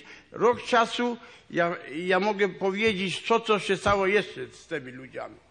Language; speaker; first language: Polish; non-native, local second language; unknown